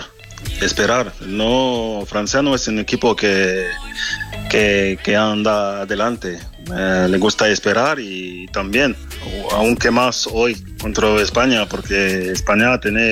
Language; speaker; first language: Spanish; non-native, fluent; French